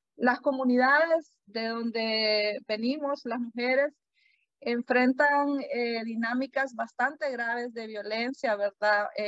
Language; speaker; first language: Spanish; native; Spanish